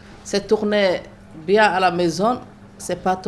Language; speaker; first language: French; non-native, learner; Somali